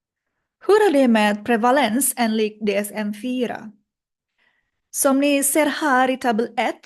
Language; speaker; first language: Swedish; non-native, learner; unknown